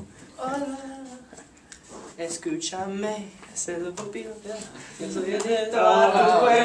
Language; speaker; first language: Spanish; non-native, learner; English